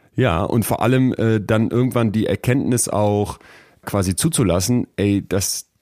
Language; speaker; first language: German; native; German